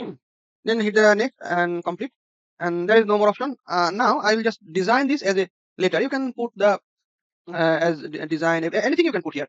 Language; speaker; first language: English; non-native, local second language; Bangla